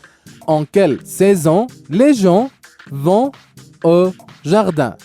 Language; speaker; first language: French; non-native, fluent; Arabic